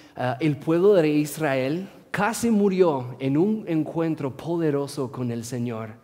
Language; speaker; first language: Spanish; non-native, fluent; English